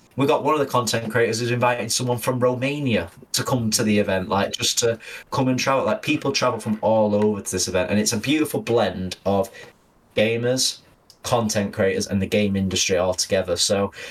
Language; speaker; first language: English; native; English